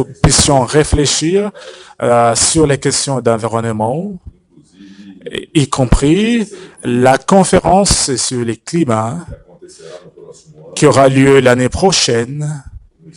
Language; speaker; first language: French; non-native, fluent; Portuguese